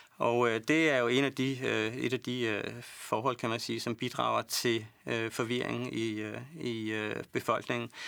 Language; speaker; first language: Danish; native; Danish